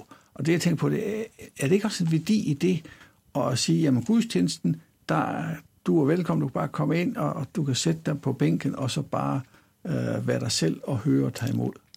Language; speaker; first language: Danish; native; Danish